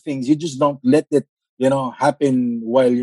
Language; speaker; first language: English; non-native, local second language; Filipino